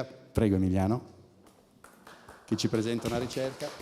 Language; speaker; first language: Italian; native; Italian